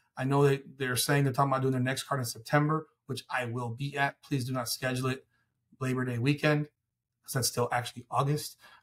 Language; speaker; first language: English; early bilingual, other home language; Spanish